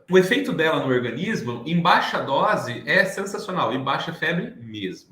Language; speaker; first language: Portuguese; native; Portuguese